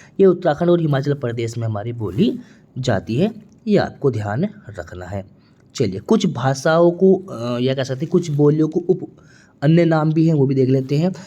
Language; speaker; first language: Hindi; native; Hindi